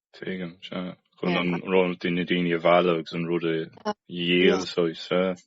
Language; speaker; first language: Irish; non-native, local second language; English